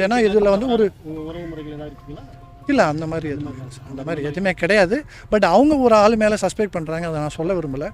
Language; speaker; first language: Tamil; native; Tamil